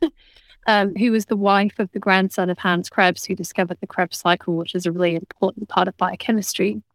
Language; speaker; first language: English; native; English